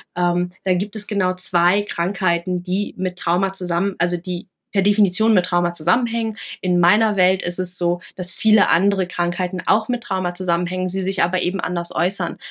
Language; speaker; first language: German; early bilingual, other home language; Vietnamese